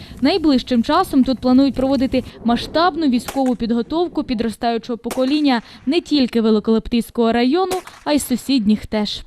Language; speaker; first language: Ukrainian; native; Ukrainian